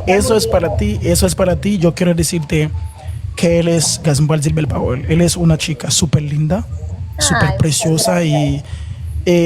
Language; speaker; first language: Spanish; non-native, fluent; Haitian Creole